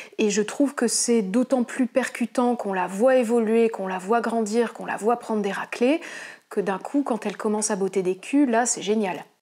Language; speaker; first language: French; native; French